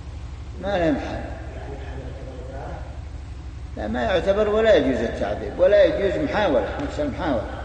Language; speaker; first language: Arabic; native; Arabic